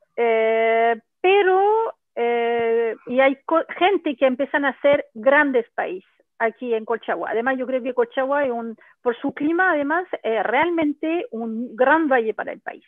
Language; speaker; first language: Spanish; non-native, fluent; French